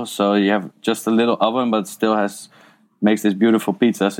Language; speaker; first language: English; non-native, fluent; Dutch